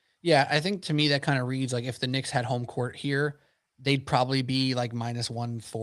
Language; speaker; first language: English; native; English